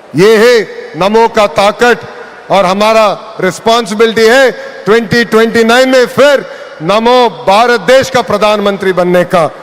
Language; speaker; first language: Hindi; non-native, local second language; Telugu